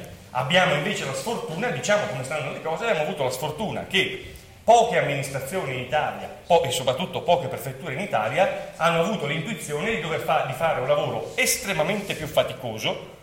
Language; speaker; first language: Italian; native; Italian